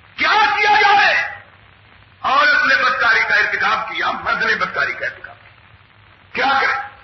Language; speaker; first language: Urdu; non-native, local second language; Punjabi